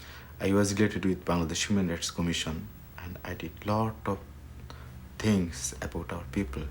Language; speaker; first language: English; non-native, learner; Bangla